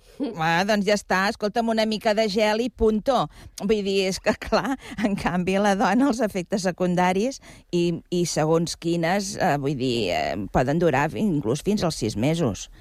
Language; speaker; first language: Catalan; non-native, local second language; Spanish